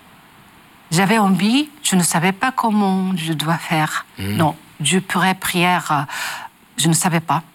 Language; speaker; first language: French; non-native, learner; Japanese